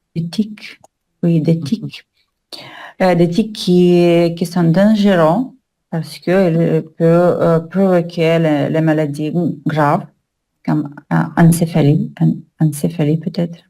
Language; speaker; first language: French; non-native, learner; Russian